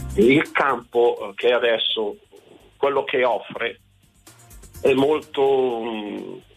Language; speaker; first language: Italian; native; Italian